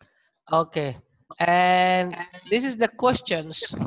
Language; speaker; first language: English; non-native, learner; Indonesian